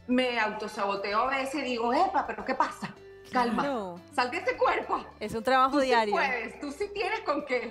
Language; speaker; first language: Spanish; native; Spanish